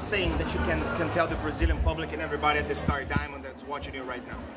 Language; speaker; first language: English; non-native, fluent; Portuguese